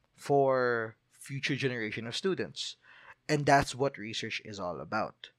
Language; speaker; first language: English; non-native, local second language; Filipino